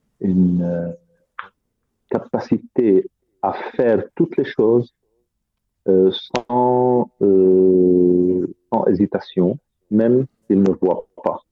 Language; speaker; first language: French; non-native, fluent; Arabic